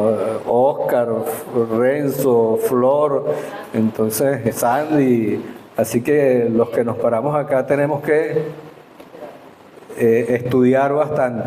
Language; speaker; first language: Spanish; native; Spanish